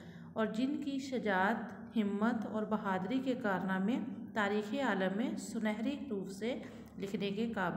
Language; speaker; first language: Hindi; non-native, local second language; Punjabi